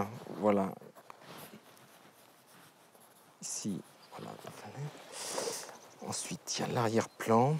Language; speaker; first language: French; native; French